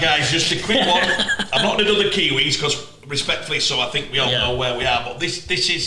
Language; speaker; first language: English; native; English